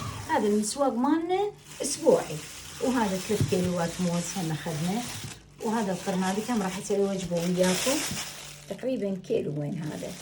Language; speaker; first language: Arabic; native; Arabic